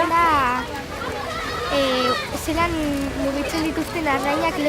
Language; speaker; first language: Basque; non-native, local second language; Spanish